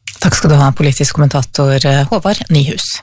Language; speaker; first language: Norwegian; native; Norwegian